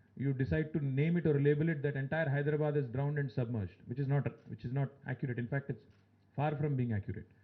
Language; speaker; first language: English; non-native, local second language; Telugu